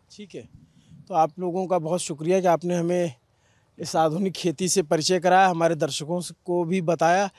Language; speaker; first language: Hindi; native; Hindi